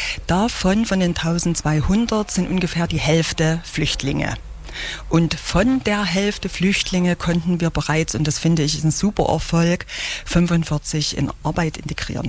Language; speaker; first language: German; native; German